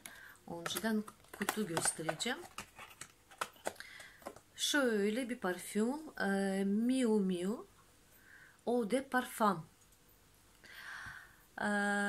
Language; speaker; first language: Turkish; non-native, fluent; Russian